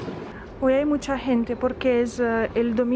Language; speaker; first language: Spanish; non-native, fluent; Russian